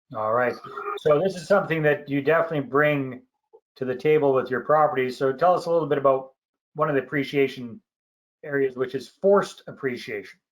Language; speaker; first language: English; native; English